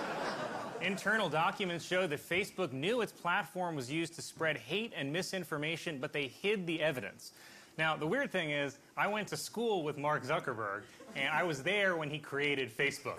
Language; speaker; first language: English; native; English